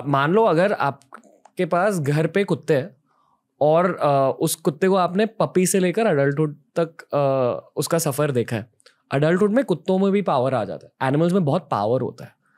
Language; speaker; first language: Hindi; native; Hindi